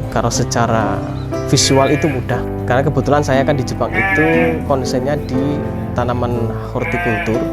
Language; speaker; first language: Indonesian; non-native, local second language; Javanese